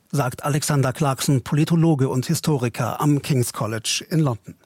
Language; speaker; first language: German; native; German